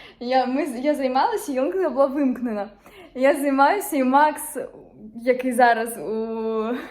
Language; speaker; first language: Ukrainian; non-native, local second language; Russian